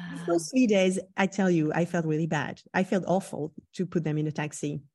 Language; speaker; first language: English; non-native, fluent; French